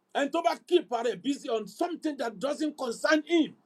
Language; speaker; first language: English; non-native, local second language; Yoruba